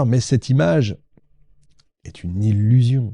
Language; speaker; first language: French; native; French